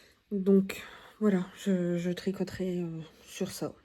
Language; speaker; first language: French; native; French